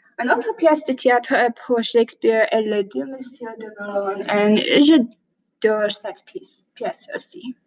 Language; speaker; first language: French; non-native, learner; English